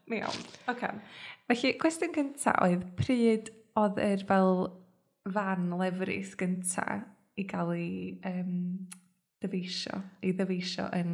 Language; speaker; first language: Welsh; native; Welsh